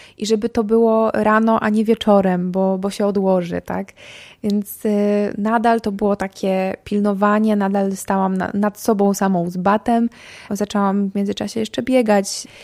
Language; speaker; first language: Polish; native; Polish